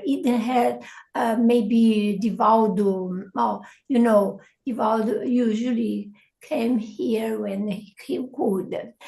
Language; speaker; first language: English; non-native, learner; Portuguese